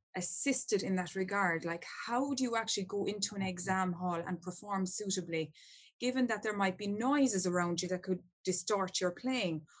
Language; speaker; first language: English; native; English